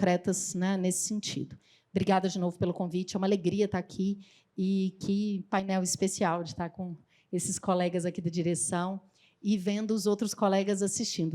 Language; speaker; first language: Portuguese; native; Portuguese